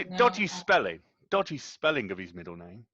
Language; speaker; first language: English; native; English